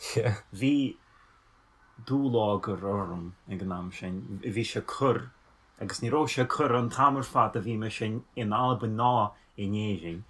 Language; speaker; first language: Irish; non-native, fluent; English